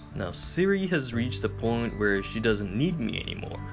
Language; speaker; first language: English; non-native, fluent; Japanese